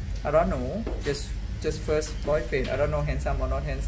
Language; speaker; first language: English; non-native, learner; Thai